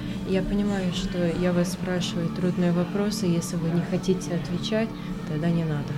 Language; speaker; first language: Russian; early bilingual, other home language; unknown